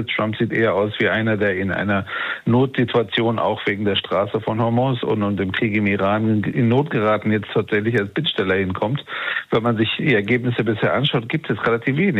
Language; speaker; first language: German; native; German